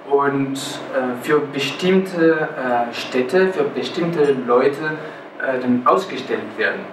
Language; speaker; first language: German; non-native, fluent; French